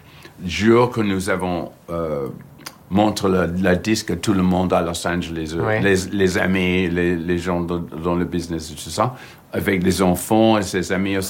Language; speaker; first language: French; non-native, learner; English